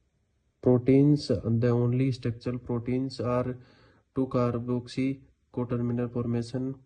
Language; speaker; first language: English; non-native, learner; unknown